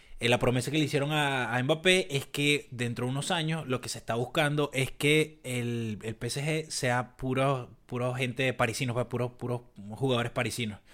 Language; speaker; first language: Spanish; native; Spanish